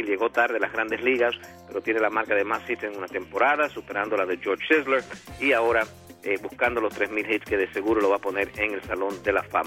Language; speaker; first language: Spanish; native; Spanish